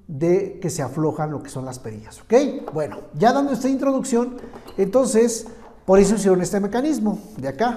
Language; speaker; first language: Spanish; native; Spanish